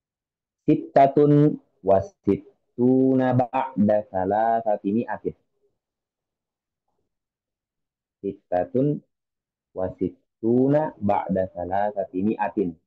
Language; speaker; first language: Arabic; non-native, fluent; Indonesian